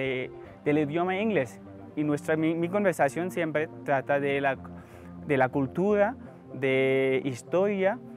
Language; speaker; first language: Spanish; non-native, fluent; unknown